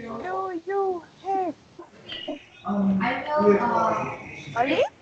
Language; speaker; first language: English; non-native, learner; Vietnamese